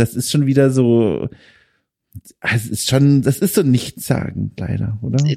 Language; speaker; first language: German; native; German